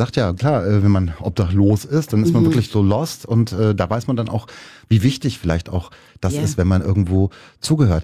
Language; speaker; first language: German; native; German